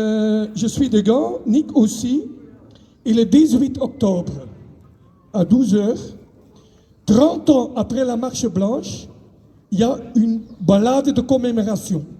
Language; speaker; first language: French; non-native, local second language; Dutch